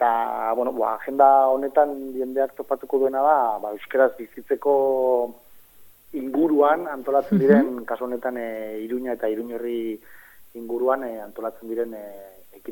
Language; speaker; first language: Basque; native; Basque